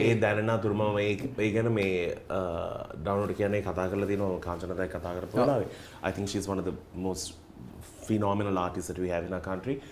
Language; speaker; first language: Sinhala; non-native, local second language; Tamil